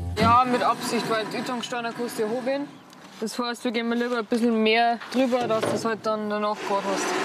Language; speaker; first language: German; native; German